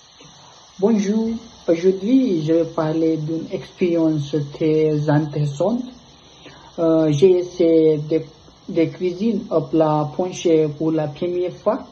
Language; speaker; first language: French; non-native, learner; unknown